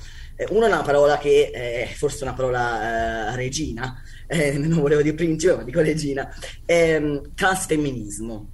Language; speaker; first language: Italian; native; Italian